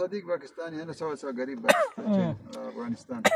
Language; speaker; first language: Arabic; non-native, learner; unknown